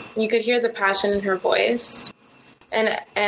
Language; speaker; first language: English; early bilingual, other home language; Spanish